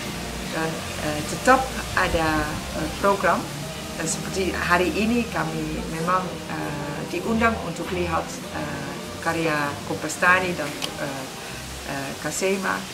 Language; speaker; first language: Indonesian; non-native, fluent; Dutch